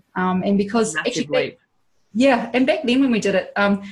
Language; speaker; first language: English; native; English